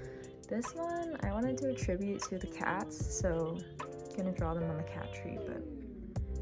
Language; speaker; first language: English; native; English